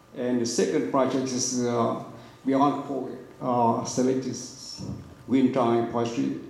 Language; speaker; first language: English; non-native, learner; Vietnamese